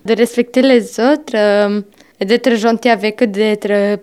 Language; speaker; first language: French; non-native, fluent; Romanian